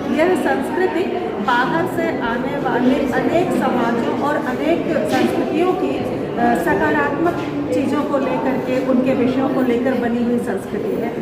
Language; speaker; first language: Hindi; native; Hindi